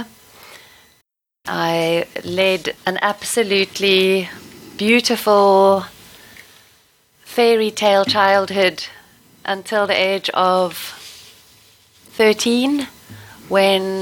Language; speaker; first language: English; native; English